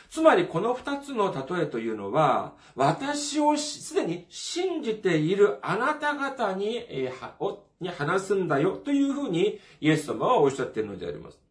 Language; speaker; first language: Japanese; non-native, fluent; Korean